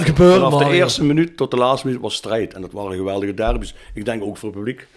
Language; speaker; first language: Dutch; native; Dutch